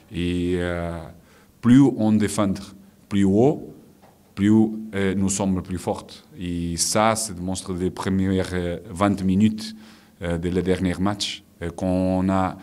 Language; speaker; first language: French; non-native, fluent; Portuguese